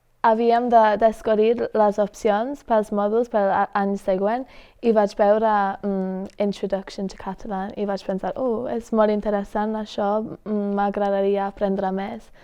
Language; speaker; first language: Catalan; non-native, fluent; English